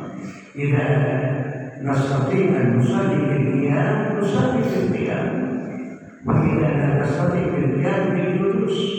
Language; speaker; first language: Arabic; non-native, fluent; Indonesian